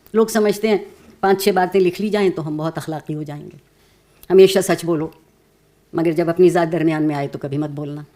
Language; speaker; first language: Urdu; native; Urdu